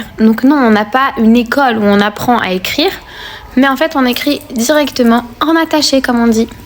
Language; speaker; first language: French; native; French